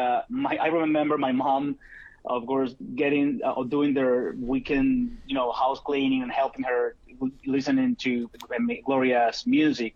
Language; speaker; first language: English; non-native, fluent; Spanish